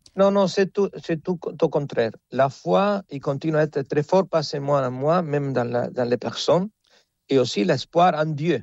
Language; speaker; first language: French; non-native, fluent; Spanish